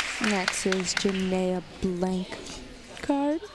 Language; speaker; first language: English; native; English